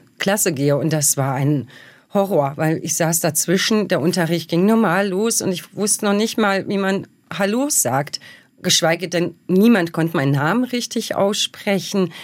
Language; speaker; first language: German; early bilingual, other home language; Bosnian